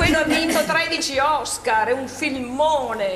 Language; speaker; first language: Italian; native; Italian